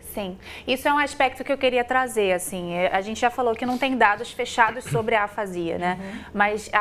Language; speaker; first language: Portuguese; native; Portuguese